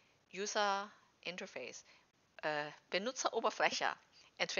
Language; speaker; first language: German; non-native, fluent; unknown